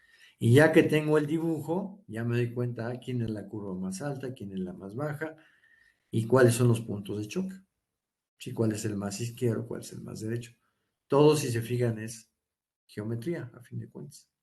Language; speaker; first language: Spanish; native; Spanish